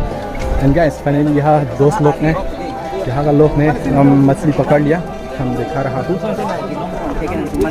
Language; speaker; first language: Hindi; non-native, local second language; Karbi